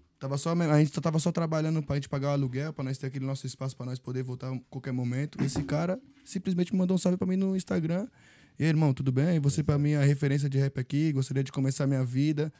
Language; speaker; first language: Portuguese; native; Portuguese